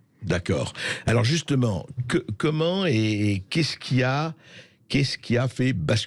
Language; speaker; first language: French; native; French